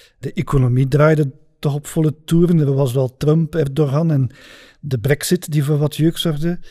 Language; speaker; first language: Dutch; native; Dutch